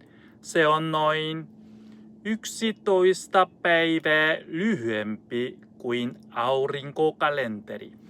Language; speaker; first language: Finnish; non-native, learner; Korean